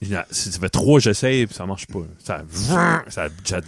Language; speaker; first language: French; native; French